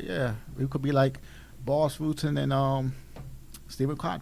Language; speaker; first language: English; native; English